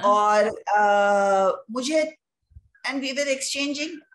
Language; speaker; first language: Hindi; native; Hindi